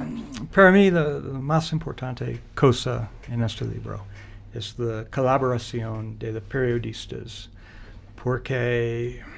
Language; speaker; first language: Spanish; non-native, learner; English